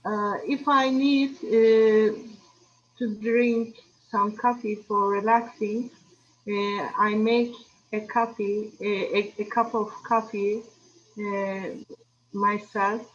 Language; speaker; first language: English; non-native, learner; Turkish